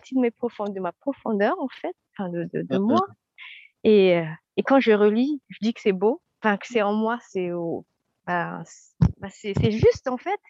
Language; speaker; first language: French; non-native, local second language; Malagasy